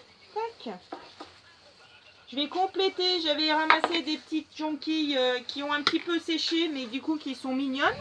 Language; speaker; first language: French; native; French